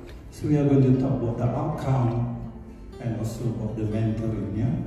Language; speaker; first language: English; non-native, local second language; Malay